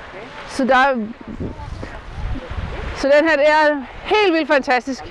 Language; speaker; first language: Danish; native; Danish